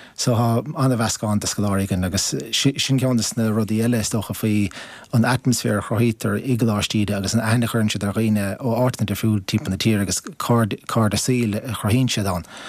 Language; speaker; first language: Irish; native; Irish